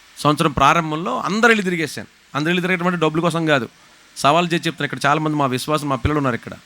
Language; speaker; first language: Telugu; native; Telugu